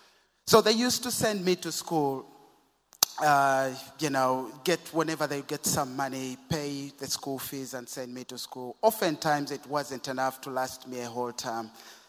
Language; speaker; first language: English; non-native, local second language; Ganda